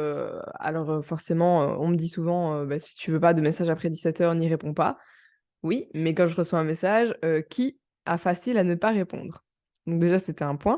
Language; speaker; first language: French; native; French